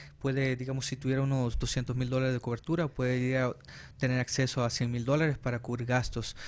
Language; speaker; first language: Spanish; native; Spanish